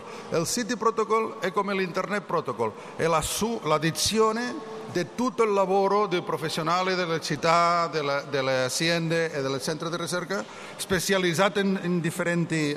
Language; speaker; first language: Italian; non-native, learner; Catalan